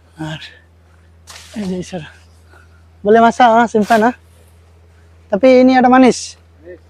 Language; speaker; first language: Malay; non-native, learner; Bangla